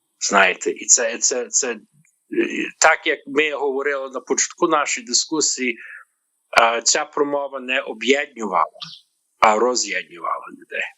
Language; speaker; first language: Ukrainian; early bilingual, heritage; Ukrainian